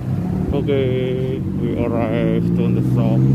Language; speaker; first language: English; non-native, learner; Indonesian